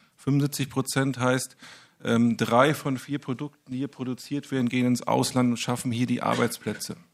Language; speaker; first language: German; native; German